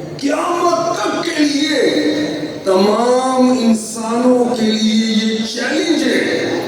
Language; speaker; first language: Urdu; non-native, local second language; Punjabi